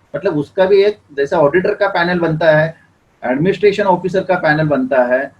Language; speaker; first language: Hindi; non-native, local second language; Marathi